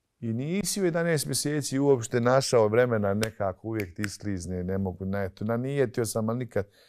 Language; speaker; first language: Bosnian; native; Bosnian